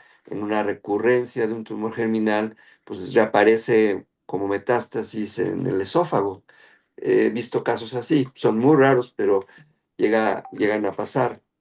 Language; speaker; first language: Spanish; native; Spanish